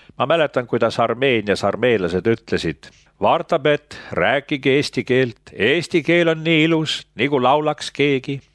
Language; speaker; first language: Estonian; native; Estonian